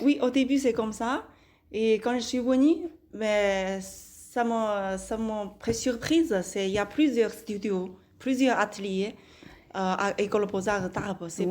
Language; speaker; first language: French; non-native, learner; Chinese